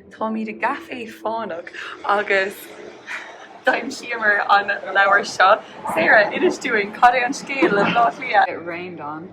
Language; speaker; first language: Irish; non-native, local second language; English